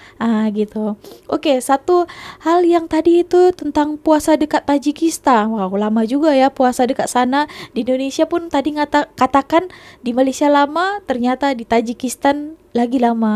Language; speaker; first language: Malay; non-native, local second language; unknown